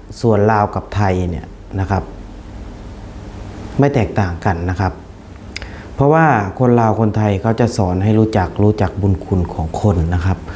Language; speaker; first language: Thai; non-native, fluent; Khmer